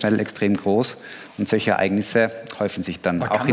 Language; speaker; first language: German; native; German